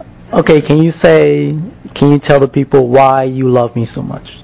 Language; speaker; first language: English; early bilingual, other home language; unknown